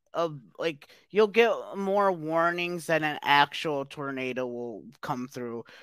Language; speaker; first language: English; native; English